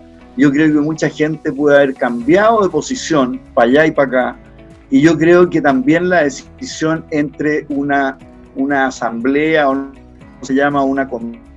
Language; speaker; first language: Spanish; native; Spanish